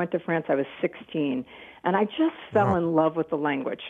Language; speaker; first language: English; native; English